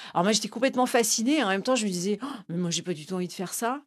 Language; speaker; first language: French; native; French